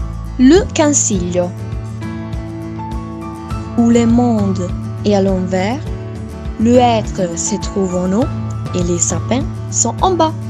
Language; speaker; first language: French; non-native, learner; Italian